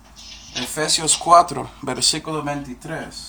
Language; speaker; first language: Spanish; non-native, fluent; English